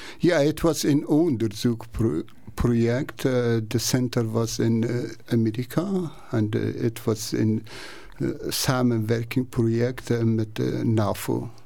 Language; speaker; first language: Dutch; non-native, learner; Persian